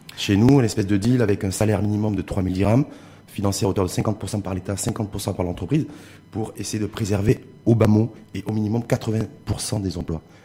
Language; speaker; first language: French; non-native, local second language; Arabic